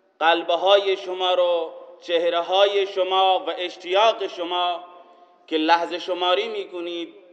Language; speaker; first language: Persian; non-native, local second language; Baluchi